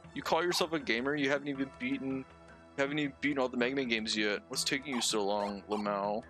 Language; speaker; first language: English; native; English